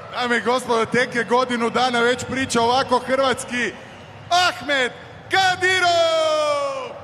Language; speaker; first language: Croatian; native; Croatian